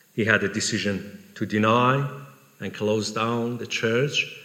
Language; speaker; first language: English; non-native, fluent; Persian